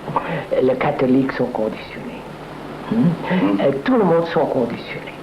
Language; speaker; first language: French; non-native, learner; Telugu